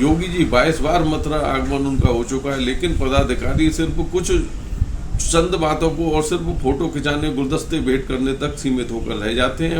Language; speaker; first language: Hindi; native; Hindi